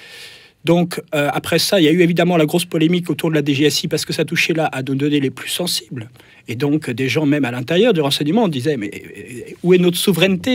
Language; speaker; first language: French; native; French